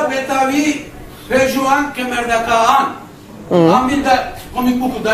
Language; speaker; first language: Indonesian; non-native, learner; Turkish